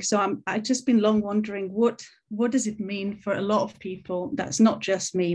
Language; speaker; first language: English; non-native, fluent; Greek